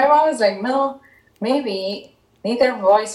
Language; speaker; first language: English; non-native, local second language; Tamil